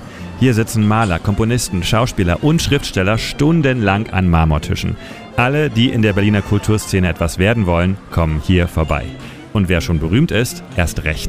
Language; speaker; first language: German; native; German